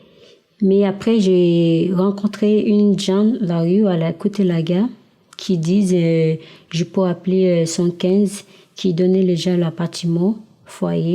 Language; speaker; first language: French; non-native, learner; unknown